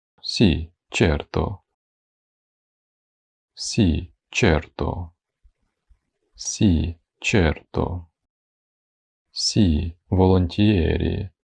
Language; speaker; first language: Italian; non-native, fluent; Ukrainian